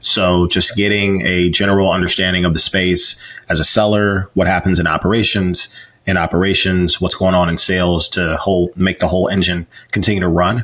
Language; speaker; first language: English; native; English